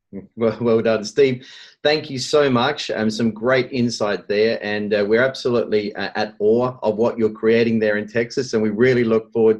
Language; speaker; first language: English; native; English